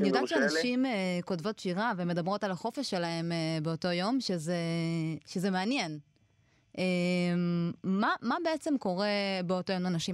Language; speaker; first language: Hebrew; native; Hebrew